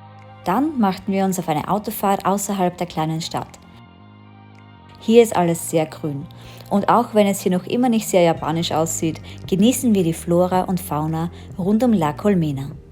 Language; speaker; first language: German; native; German